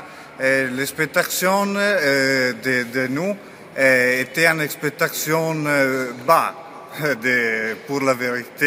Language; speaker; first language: French; non-native, learner; Italian